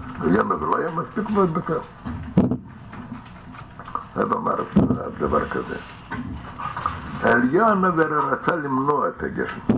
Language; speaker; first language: Hebrew; non-native, fluent; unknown